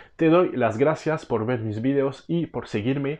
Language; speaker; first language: Spanish; non-native, fluent; French